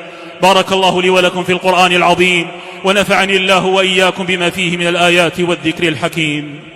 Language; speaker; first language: Arabic; native; Arabic